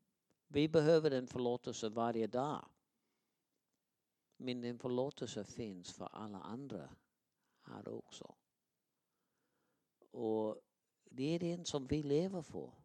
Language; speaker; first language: Swedish; non-native, fluent; English